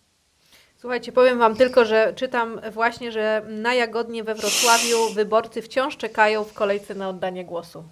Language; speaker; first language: Polish; native; Polish